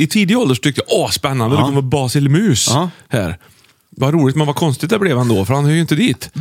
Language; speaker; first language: Swedish; native; Swedish